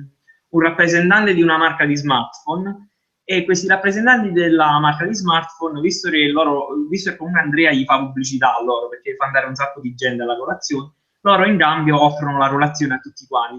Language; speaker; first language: Italian; native; Italian